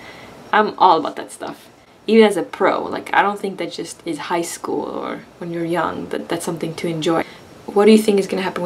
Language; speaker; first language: English; non-native, fluent; Swedish